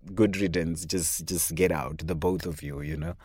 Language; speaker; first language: English; non-native, local second language; Shona